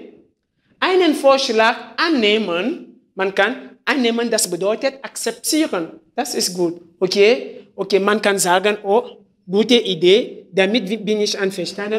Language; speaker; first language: German; non-native, fluent; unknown